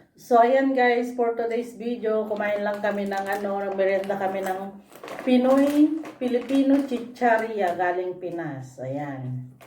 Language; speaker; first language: Filipino; non-native, local second language; Cebuano